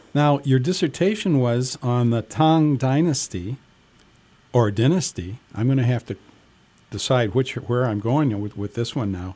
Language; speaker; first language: English; native; English